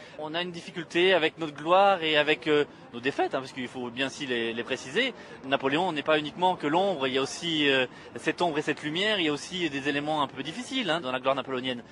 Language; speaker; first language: French; native; French